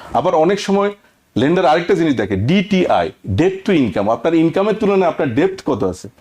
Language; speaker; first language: Bangla; native; Bangla